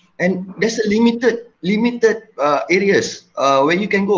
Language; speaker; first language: English; non-native, local second language; Malay